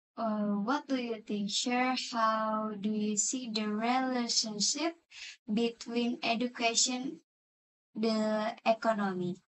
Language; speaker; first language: English; non-native, learner; Indonesian